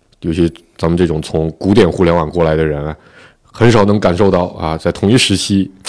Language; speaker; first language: Chinese; non-native, local second language; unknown